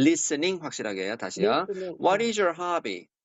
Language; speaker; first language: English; non-native, fluent; Korean